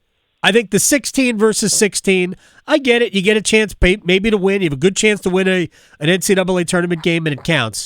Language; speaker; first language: English; native; English